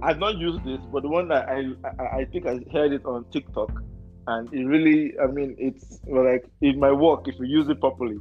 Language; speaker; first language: English; non-native, local second language; Yoruba